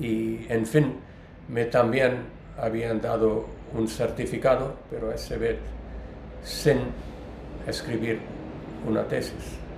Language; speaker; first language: Spanish; non-native, learner; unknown